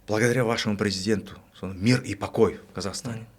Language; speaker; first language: Russian; non-native, local second language; Kazakh